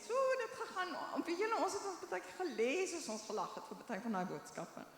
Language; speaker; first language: Afrikaans; native; Afrikaans